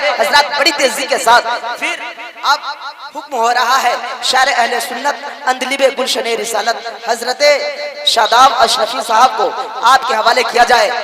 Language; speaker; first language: Urdu; native; Urdu